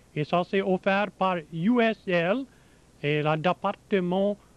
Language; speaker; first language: French; early bilingual, heritage; French